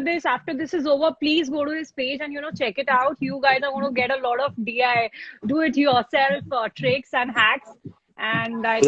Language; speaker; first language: English; non-native, local second language; Hindi